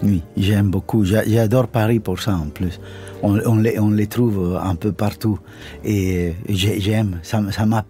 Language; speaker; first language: French; non-native, fluent; Spanish